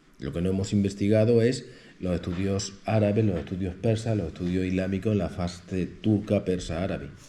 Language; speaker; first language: Spanish; native; Spanish